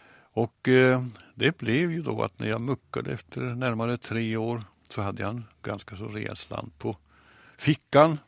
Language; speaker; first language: Swedish; native; Swedish